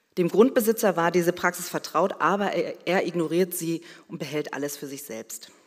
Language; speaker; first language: German; early bilingual, other home language; Korean